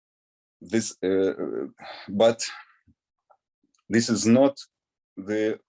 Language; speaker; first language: English; non-native, learner; Ukrainian